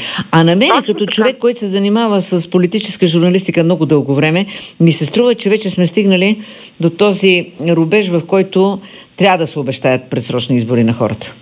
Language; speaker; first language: Bulgarian; native; Bulgarian